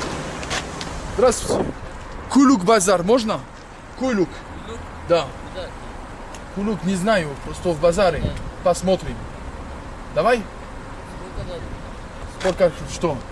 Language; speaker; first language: Russian; non-native, learner; French